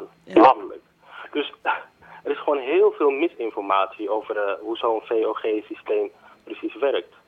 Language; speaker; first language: Dutch; native; Dutch